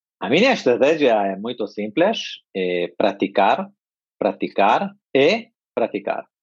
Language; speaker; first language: Portuguese; non-native, fluent; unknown